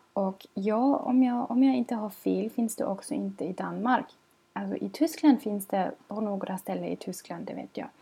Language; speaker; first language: Swedish; non-native, learner; German